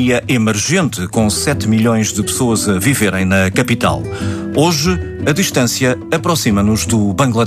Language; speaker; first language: Portuguese; native; Portuguese